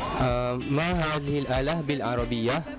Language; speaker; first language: Arabic; non-native, learner; Malay